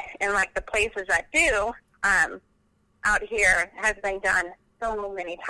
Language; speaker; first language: English; native; English